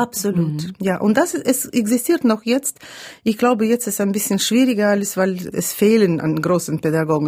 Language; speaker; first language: German; non-native, fluent; Russian